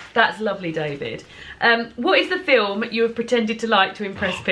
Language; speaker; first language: English; native; English